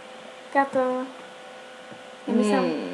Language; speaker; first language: Finnish; early bilingual, heritage; Finnish